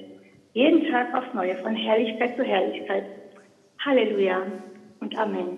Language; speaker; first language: German; native; German